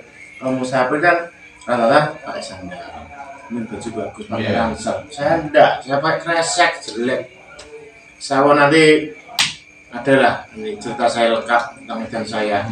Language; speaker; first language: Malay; non-native, local second language; Javanese